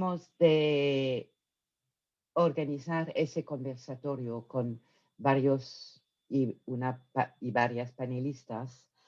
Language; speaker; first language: Spanish; non-native, fluent; French